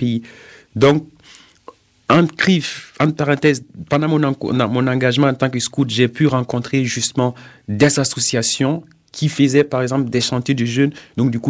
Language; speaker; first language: French; non-native, local second language; Mossi